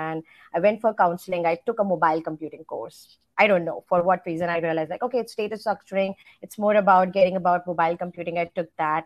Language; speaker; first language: English; non-native, local second language; Hindi